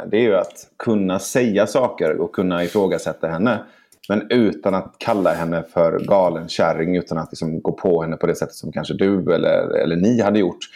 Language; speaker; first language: Swedish; early bilingual, other home language; Persian